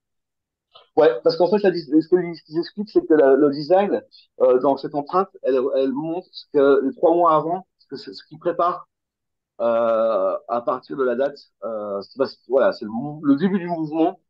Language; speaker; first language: French; native; French